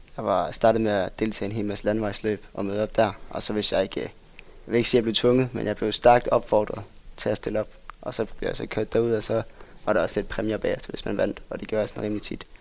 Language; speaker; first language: Danish; native; Danish